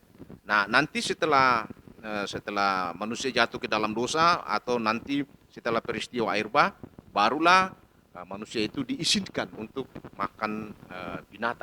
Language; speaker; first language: Indonesian; native; Indonesian